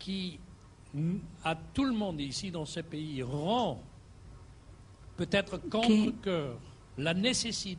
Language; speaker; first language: French; non-native, fluent; German